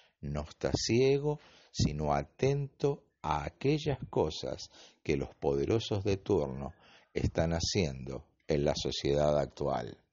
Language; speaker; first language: Spanish; native; Spanish